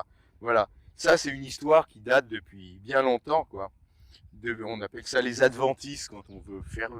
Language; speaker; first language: French; native; French